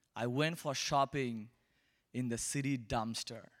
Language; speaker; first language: English; non-native, local second language; Bangla